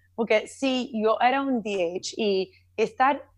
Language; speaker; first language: Spanish; early bilingual, heritage; Spanish